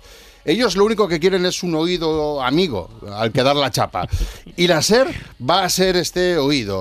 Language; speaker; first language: Spanish; native; Spanish